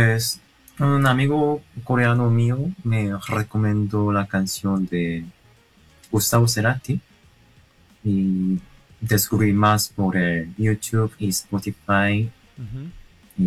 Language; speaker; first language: Spanish; non-native, learner; Korean